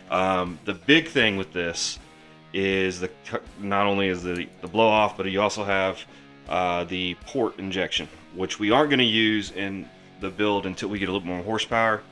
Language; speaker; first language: English; native; English